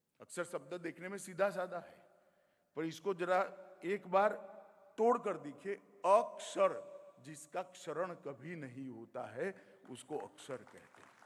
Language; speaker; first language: Hindi; non-native, local second language; Gujarati